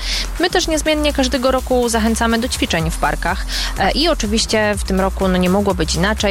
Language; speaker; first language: Polish; native; Polish